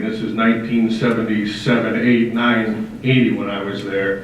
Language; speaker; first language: English; native; English